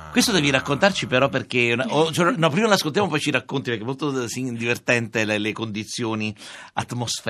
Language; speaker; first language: Italian; native; Italian